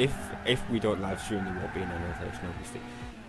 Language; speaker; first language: English; native; English